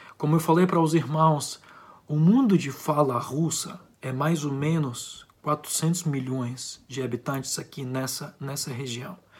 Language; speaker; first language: Portuguese; non-native, fluent; Ukrainian